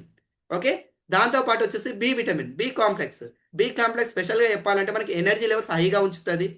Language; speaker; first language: Telugu; native; Telugu